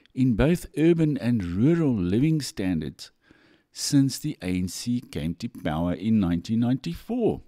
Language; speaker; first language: English; non-native, local second language; Afrikaans